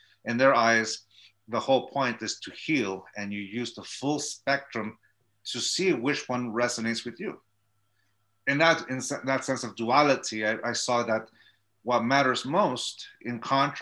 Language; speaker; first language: English; native; English